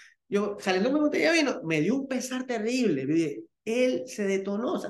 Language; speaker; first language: Spanish; native; Spanish